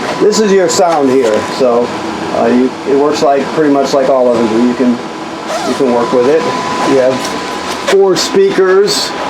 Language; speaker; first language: English; native; English